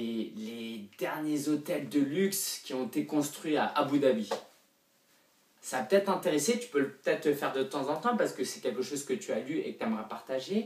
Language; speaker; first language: French; native; French